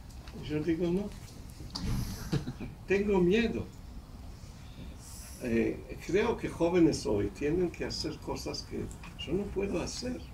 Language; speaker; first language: Spanish; non-native, fluent; Hebrew